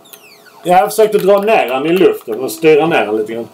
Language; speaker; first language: Swedish; native; Swedish